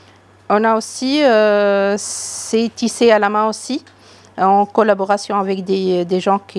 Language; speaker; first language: French; non-native, local second language; Arabic